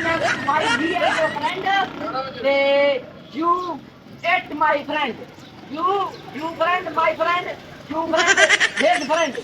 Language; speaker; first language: English; non-native, learner; Saraiki